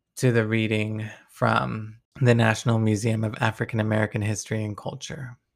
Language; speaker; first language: English; native; English